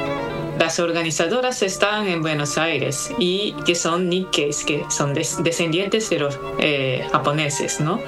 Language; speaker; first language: Spanish; non-native, fluent; Japanese